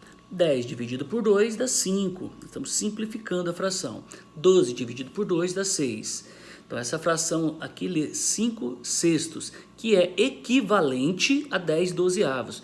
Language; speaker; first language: Portuguese; native; Portuguese